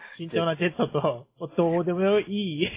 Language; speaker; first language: Japanese; native; Japanese